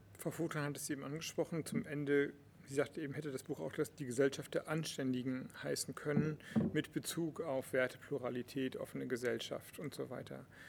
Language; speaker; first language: German; native; German